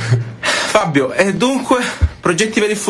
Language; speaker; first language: Italian; native; Italian